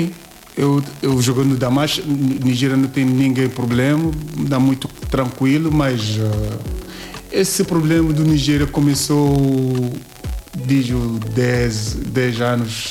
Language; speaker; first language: Portuguese; non-native, learner; Yoruba